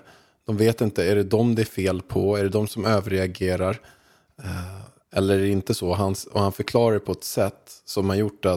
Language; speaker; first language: Swedish; native; Swedish